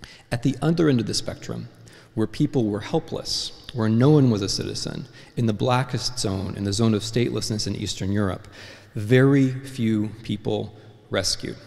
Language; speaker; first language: English; native; English